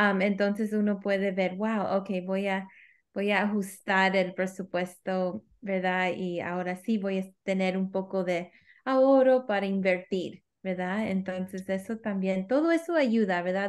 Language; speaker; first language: Spanish; early bilingual, heritage; Spanish